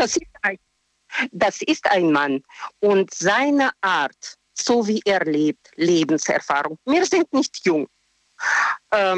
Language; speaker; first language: German; non-native, learner; Russian